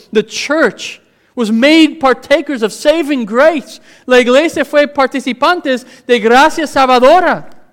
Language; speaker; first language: English; native; English